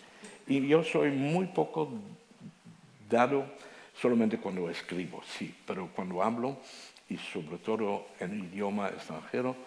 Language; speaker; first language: Spanish; non-native, fluent; Dutch